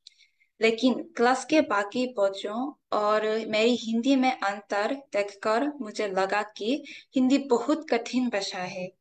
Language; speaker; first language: Hindi; non-native, fluent; Korean